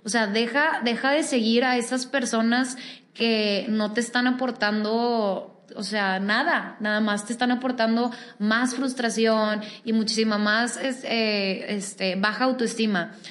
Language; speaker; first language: Spanish; native; Spanish